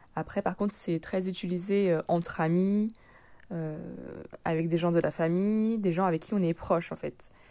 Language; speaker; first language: French; native; French